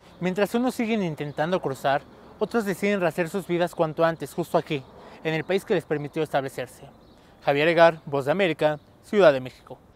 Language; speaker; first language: Spanish; native; Spanish